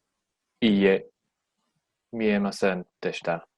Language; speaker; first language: Japanese; non-native, learner; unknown